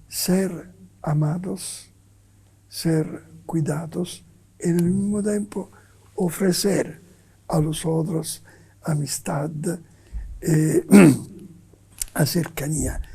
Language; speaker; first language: Spanish; non-native, fluent; Italian